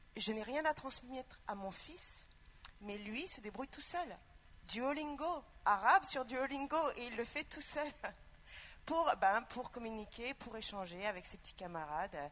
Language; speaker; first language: French; native; French